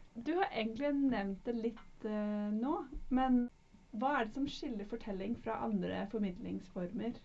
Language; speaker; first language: Norwegian; native; Norwegian